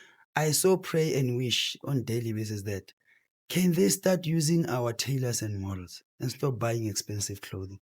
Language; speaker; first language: English; non-native, local second language; Southern Sotho